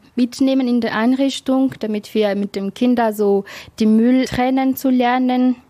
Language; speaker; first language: German; non-native, learner; Malagasy